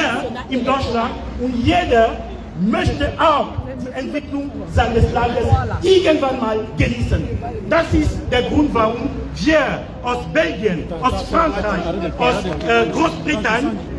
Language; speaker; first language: German; non-native, fluent; French